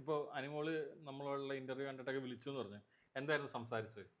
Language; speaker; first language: Malayalam; native; Malayalam